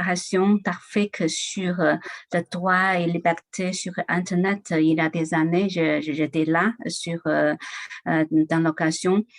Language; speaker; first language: French; non-native, learner; Chinese